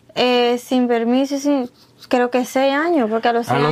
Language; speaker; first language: Spanish; native; Spanish